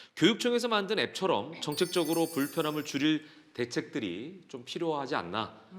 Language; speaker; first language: Korean; native; Korean